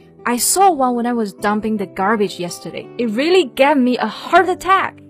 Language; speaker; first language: English; non-native, fluent; Chinese